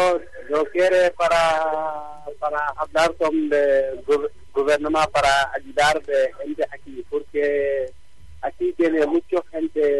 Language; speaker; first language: Spanish; non-native, learner; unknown